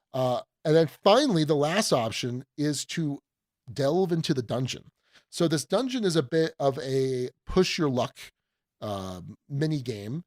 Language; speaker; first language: English; native; English